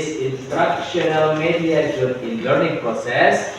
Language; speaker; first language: English; non-native, learner; Indonesian